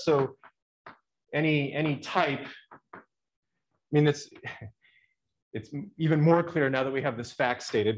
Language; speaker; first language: English; native; English